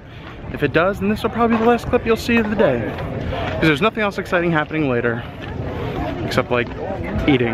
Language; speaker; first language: English; native; English